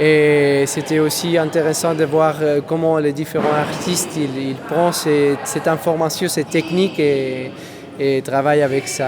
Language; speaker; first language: French; non-native, fluent; Spanish